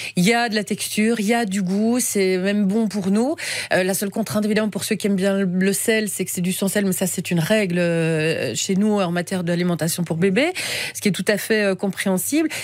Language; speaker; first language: French; native; French